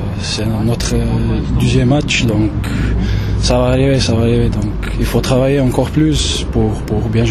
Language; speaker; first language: French; non-native, fluent; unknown